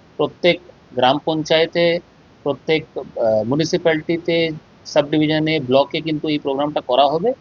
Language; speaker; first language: Bangla; non-native, local second language; Hindi